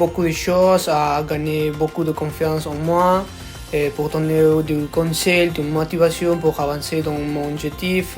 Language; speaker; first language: French; non-native, learner; Spanish